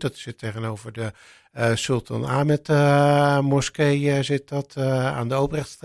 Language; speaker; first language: Dutch; native; Dutch